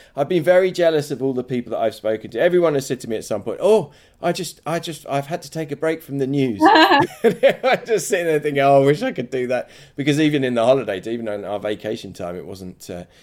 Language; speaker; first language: English; native; English